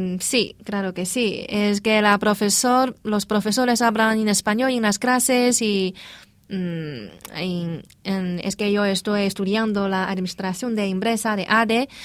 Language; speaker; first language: Spanish; non-native, fluent; Chinese